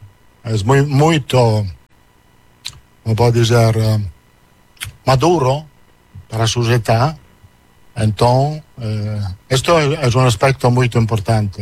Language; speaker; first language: Portuguese; non-native, learner; Italian